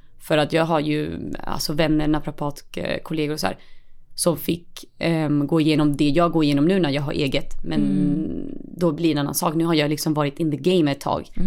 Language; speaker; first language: Swedish; early bilingual, other home language; Spanish